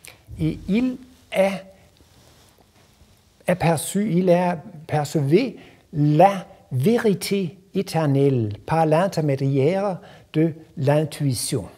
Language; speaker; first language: French; non-native, fluent; Danish